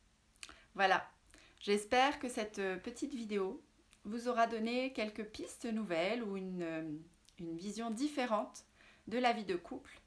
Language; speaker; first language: French; native; French